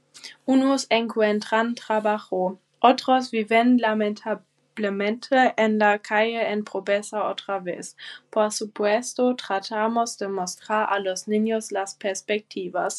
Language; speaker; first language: Spanish; non-native, learner; German